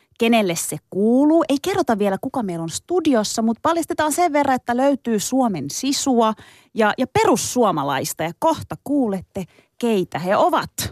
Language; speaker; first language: Finnish; early bilingual, other home language; Turkish